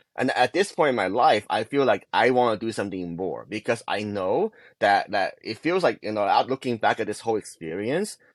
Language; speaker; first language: English; non-native, local second language; Cantonese